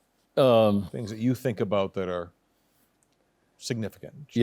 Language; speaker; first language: English; native; English